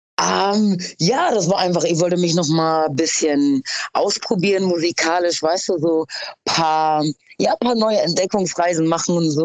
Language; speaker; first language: German; early bilingual, other home language; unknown